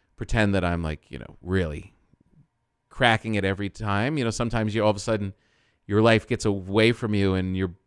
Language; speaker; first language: English; native; English